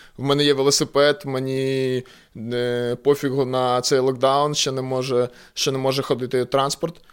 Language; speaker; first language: Ukrainian; non-native, local second language; Russian